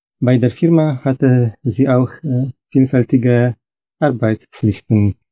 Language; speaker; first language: German; non-native, fluent; Polish